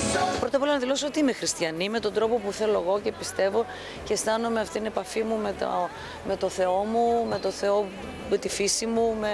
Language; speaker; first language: Greek; native; Greek